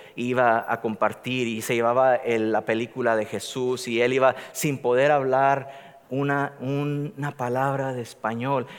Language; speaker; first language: Spanish; native; Spanish